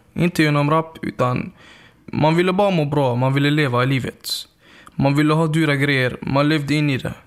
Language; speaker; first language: Swedish; early bilingual, other home language; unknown